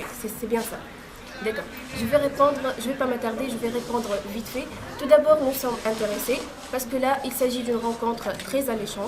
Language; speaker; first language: French; non-native, local second language; Arabic